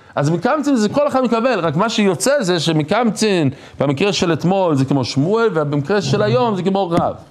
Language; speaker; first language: Hebrew; non-native, fluent; English